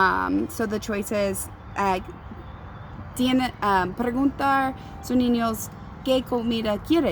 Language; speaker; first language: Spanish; non-native, learner; English